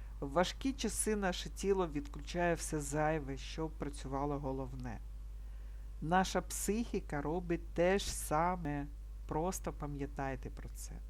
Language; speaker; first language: Ukrainian; non-native, local second language; Russian